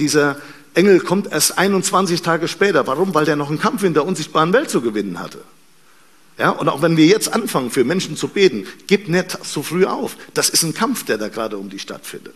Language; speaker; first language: German; native; German